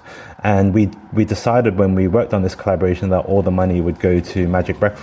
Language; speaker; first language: English; native; English